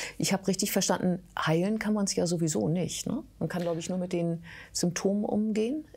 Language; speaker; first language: German; native; German